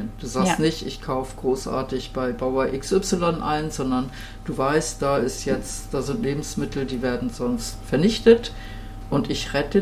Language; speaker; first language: German; native; German